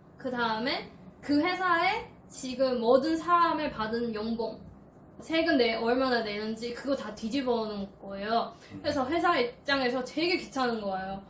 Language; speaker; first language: Korean; non-native, fluent; Chinese